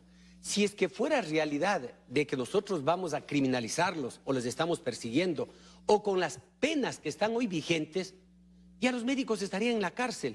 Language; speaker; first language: Spanish; native; Spanish